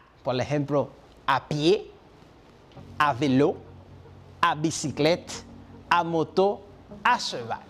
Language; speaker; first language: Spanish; non-native, fluent; French